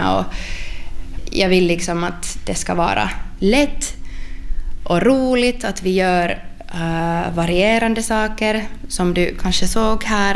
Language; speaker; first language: Swedish; non-native, local second language; Finnish